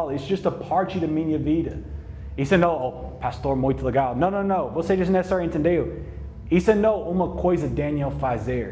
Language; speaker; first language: Portuguese; non-native, learner; English